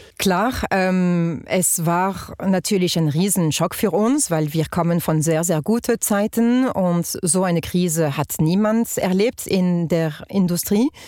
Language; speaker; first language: German; non-native, fluent; French